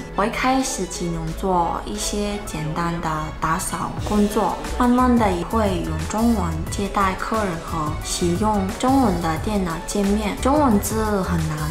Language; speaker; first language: Chinese; non-native, fluent; Mongolian